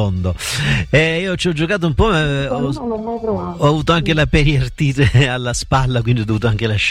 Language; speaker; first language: Italian; native; Italian